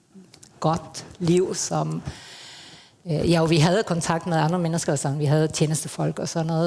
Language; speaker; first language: Danish; non-native, fluent; Spanish